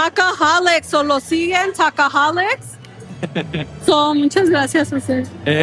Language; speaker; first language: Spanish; early bilingual, heritage; Spanish